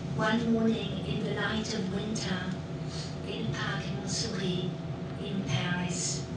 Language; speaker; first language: English; non-native, fluent; French